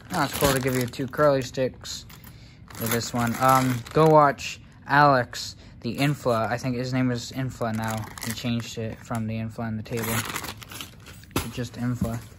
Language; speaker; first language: English; native; English